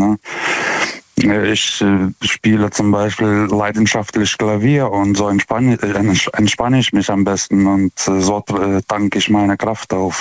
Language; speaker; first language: German; native; German